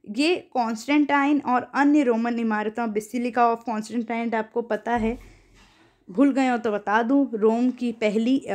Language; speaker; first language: Hindi; native; Hindi